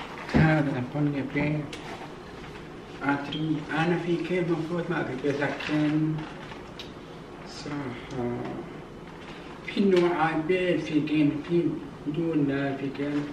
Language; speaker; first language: Arabic; non-native, learner; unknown